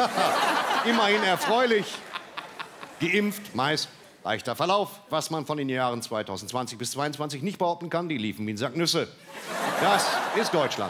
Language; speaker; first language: German; native; German